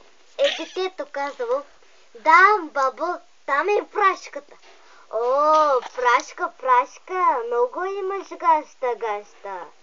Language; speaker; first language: Bulgarian; early bilingual, heritage; Bulgarian